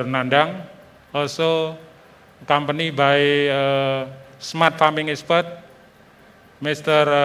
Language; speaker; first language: English; non-native, fluent; Indonesian